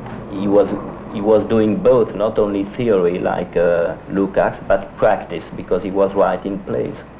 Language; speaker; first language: English; non-native, fluent; French